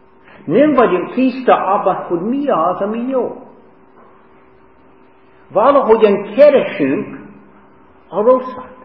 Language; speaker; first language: Hungarian; non-native, fluent; English